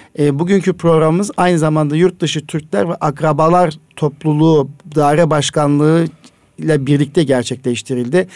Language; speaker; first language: Turkish; native; Turkish